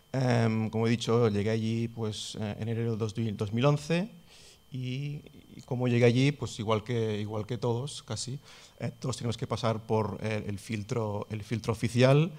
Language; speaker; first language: Spanish; non-native, local second language; Catalan